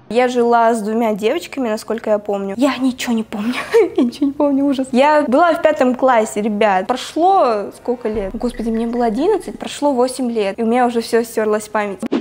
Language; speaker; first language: Russian; non-native, local second language; Tuvinian